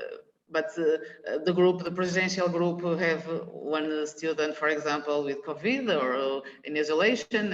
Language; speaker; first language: English; non-native, learner; Portuguese